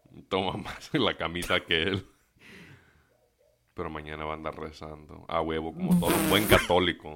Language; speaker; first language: Spanish; early bilingual, heritage; Spanish